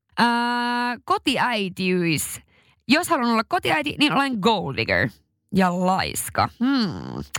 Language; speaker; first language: Finnish; native; Finnish